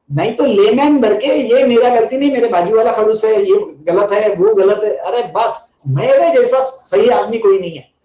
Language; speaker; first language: Hindi; non-native, local second language; Marathi